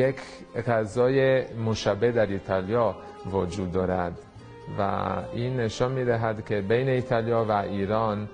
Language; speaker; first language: Persian; non-native, fluent; Italian